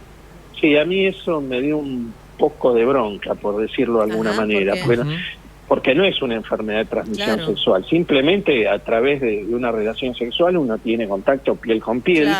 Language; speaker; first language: Spanish; native; Spanish